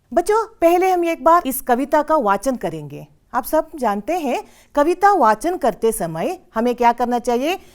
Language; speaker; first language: Hindi; non-native, local second language; Kannada